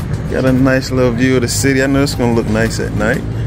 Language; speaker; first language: English; native; English